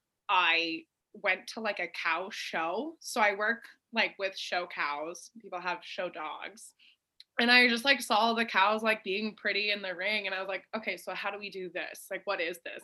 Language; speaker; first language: English; native; English